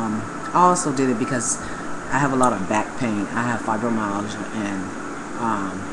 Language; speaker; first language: English; native; English